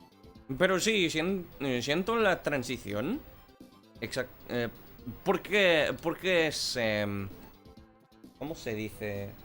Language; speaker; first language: Spanish; non-native, fluent; English